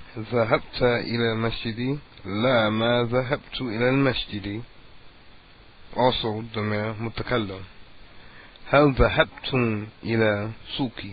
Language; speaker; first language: Arabic; non-native, fluent; English